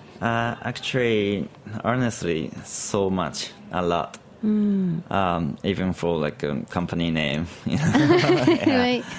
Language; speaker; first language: English; non-native, learner; Japanese